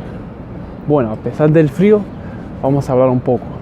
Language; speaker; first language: Spanish; early bilingual, heritage; Spanish